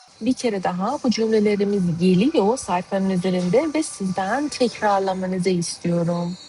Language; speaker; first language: Turkish; non-native, fluent; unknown